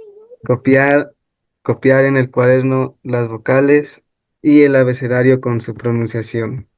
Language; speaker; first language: Spanish; non-native, local second language; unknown